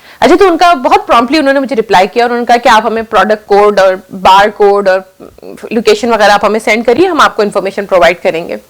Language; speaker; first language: Urdu; native; Urdu